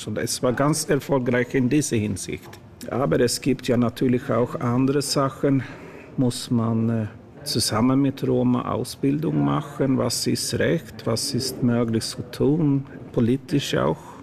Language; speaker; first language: German; non-native, fluent; Swedish